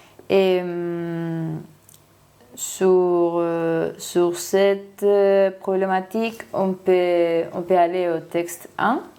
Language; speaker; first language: French; non-native, learner; Spanish